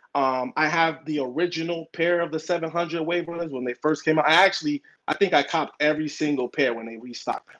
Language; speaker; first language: English; early bilingual, other home language; Spanish